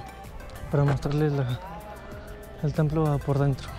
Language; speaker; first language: Spanish; native; Spanish